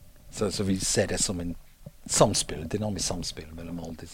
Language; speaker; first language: Norwegian; non-native, fluent; English